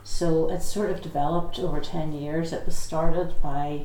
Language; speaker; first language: English; native; English